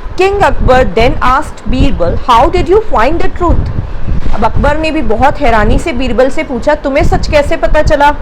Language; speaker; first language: Hindi; native; Hindi